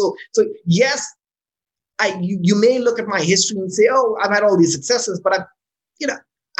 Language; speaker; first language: English; non-native, local second language; Urdu